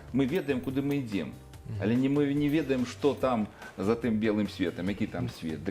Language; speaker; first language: Belarusian; native; Belarusian